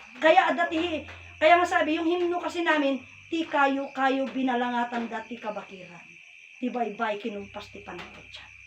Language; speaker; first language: Filipino; non-native, local second language; Iloko